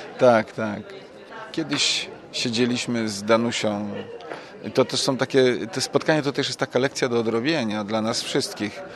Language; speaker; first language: Polish; native; Polish